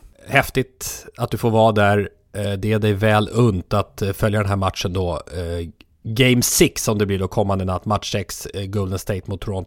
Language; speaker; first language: Swedish; native; Swedish